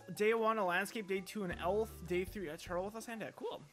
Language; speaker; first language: English; native; English